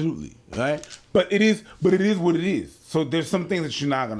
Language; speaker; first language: English; native; English